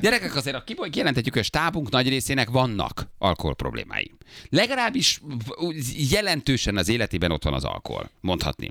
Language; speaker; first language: Hungarian; native; Hungarian